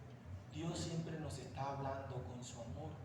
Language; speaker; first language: Spanish; native; Spanish